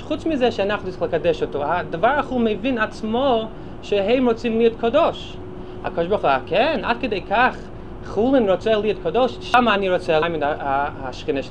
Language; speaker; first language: Hebrew; non-native, fluent; English